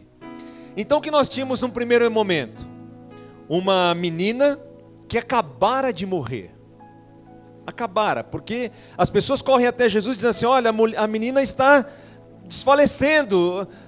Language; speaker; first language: Portuguese; native; Portuguese